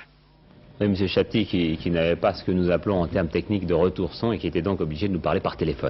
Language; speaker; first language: French; native; French